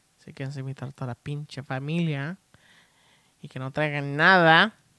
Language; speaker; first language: Spanish; early bilingual, heritage; Spanish